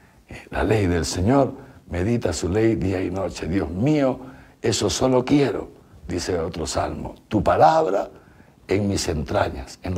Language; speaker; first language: Spanish; native; Spanish